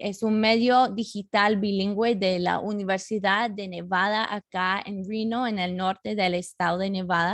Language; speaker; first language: Spanish; non-native, fluent; English